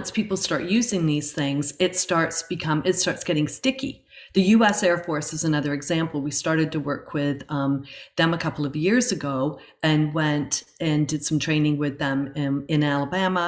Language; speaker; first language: English; native; English